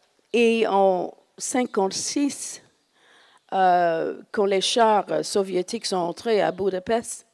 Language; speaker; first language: French; non-native, fluent; English